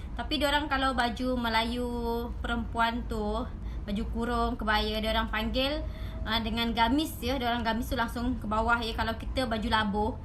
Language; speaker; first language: Malay; native; Malay